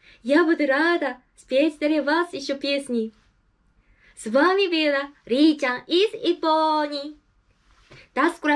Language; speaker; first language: Russian; non-native, learner; Japanese